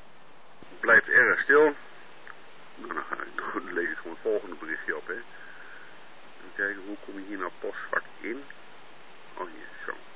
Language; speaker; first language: Dutch; native; Dutch